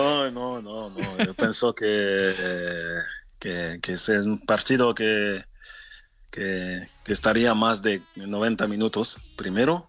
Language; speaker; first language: Spanish; non-native, fluent; French